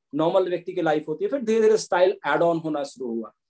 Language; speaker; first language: Hindi; native; Hindi